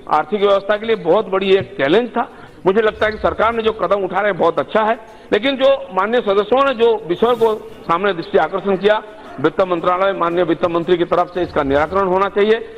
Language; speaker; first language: Hindi; non-native, local second language; Bangla